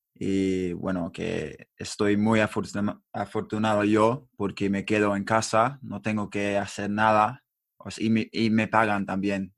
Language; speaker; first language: Spanish; non-native, learner; English